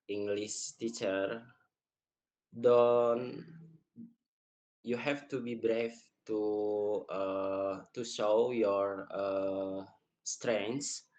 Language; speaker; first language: English; non-native, fluent; Indonesian